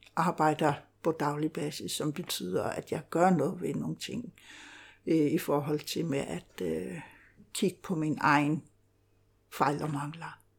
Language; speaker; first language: Danish; non-native, local second language; Kalaallisut